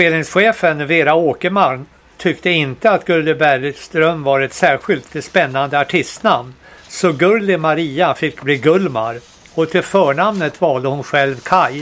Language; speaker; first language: Swedish; native; Swedish